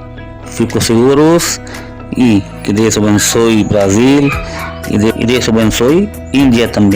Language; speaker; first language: Portuguese; non-native, learner; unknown